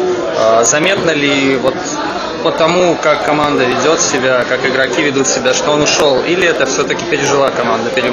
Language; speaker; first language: Russian; native; Russian